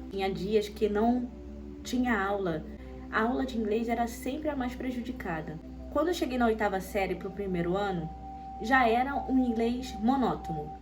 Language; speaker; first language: Portuguese; native; Portuguese